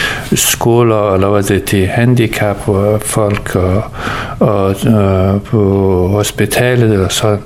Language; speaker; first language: Danish; early bilingual, other home language; Persian